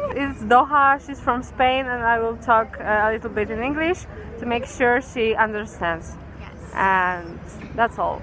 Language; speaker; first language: English; non-native, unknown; Polish